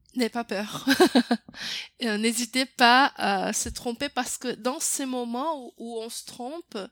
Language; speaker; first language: French; non-native, fluent; Portuguese